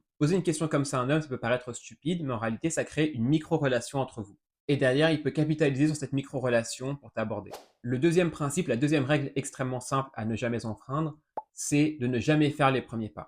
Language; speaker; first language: French; native; French